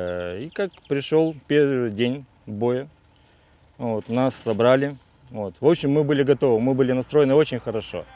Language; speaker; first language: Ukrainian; non-native, local second language; Russian